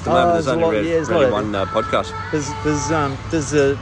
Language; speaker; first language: English; native; English